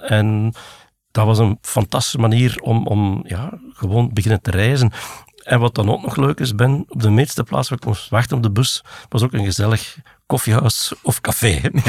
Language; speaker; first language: Dutch; native; Dutch